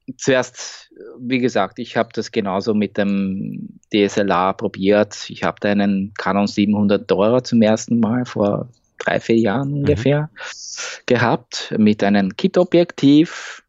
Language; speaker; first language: German; non-native, fluent; Hungarian